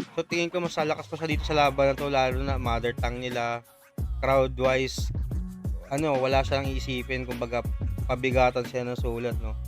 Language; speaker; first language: Filipino; non-native, local second language; Cebuano